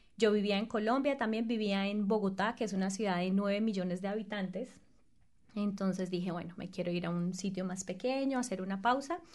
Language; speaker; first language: Spanish; native; Spanish